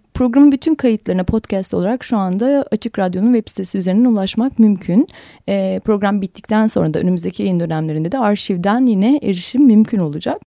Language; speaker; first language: Turkish; native; Turkish